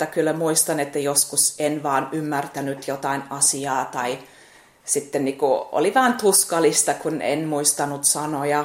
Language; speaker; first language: Finnish; non-native, fluent; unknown